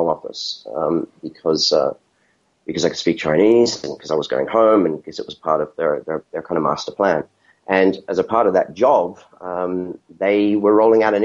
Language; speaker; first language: English; native; English